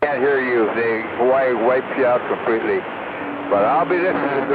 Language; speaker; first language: English; native; English